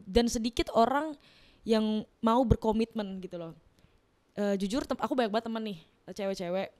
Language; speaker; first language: Indonesian; native; Indonesian